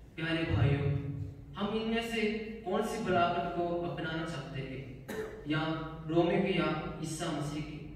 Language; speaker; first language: Hindi; non-native, local second language; Malayalam